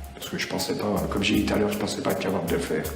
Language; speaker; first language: French; native; French